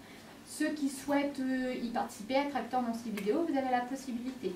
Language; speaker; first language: French; native; French